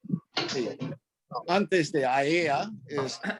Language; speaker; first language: Spanish; non-native, learner; English